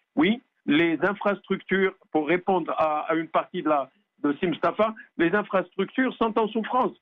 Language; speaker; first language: French; non-native, local second language; Arabic